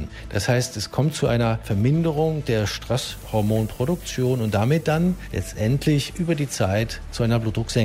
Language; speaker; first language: German; native; German